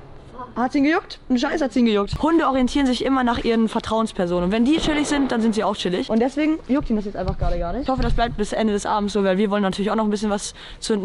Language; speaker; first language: German; native; German